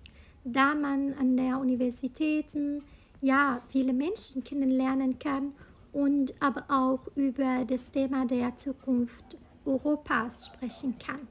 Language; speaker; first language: German; non-native, fluent; Arabic